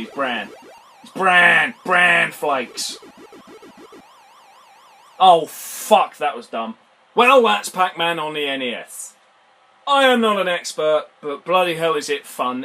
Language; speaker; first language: English; native; English